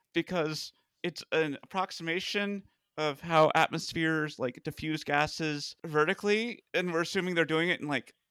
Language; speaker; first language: English; native; English